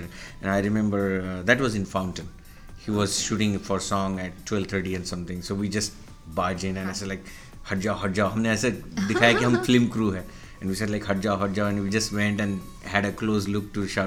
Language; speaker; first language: English; non-native, local second language; Marathi